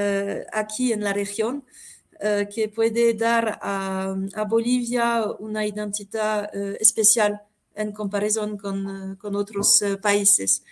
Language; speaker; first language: Spanish; non-native, fluent; French